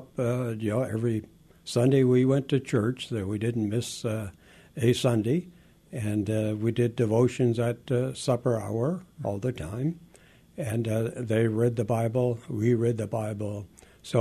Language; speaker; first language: English; early bilingual, other home language; Western Frisian